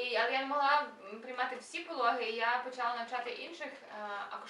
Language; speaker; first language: Ukrainian; native; Ukrainian